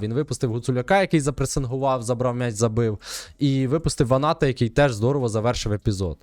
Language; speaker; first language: Ukrainian; native; Ukrainian